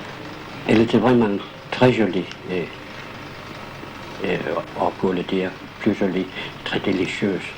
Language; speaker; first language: French; non-native, fluent; Danish